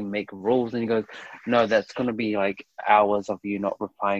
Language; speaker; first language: English; native; English